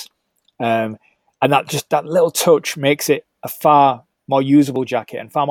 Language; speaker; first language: English; native; English